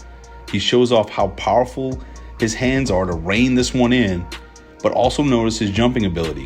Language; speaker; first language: English; native; English